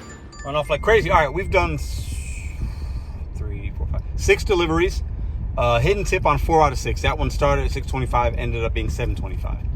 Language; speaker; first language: English; native; English